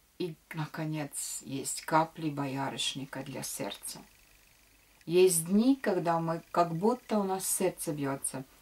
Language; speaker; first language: Russian; non-native, local second language; Latvian